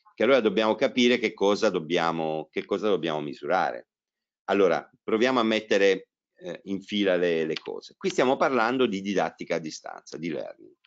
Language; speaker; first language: Italian; native; Italian